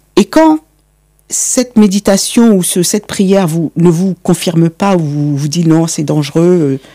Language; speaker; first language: French; native; French